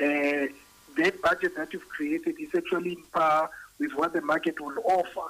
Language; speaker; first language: English; non-native, local second language; Southern Sotho